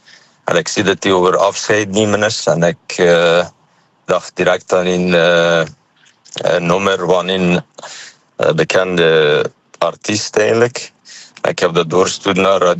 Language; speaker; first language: Dutch; non-native, fluent; Persian